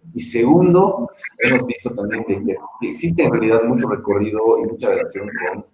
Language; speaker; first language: Spanish; native; Spanish